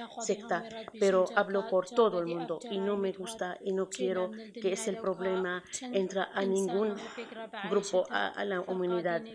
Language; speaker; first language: Spanish; non-native, learner; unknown